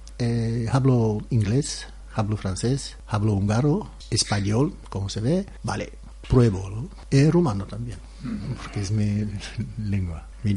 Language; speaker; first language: Spanish; non-native, learner; Romanian